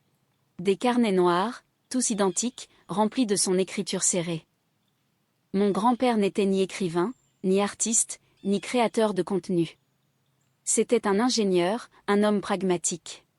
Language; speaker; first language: French; native; French